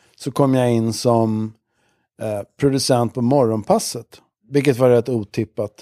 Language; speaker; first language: Swedish; native; Swedish